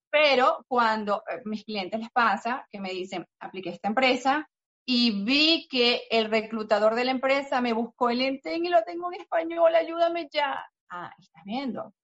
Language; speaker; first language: Spanish; native; Spanish